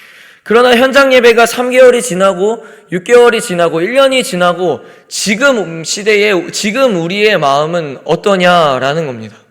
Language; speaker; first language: Korean; native; Korean